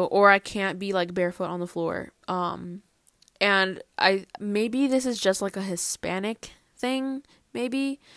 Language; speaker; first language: English; early bilingual, other home language; Spanish